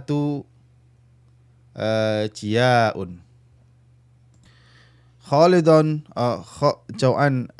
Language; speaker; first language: Arabic; non-native, fluent; Indonesian